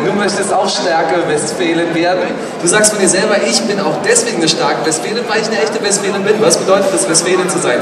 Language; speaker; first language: German; native; German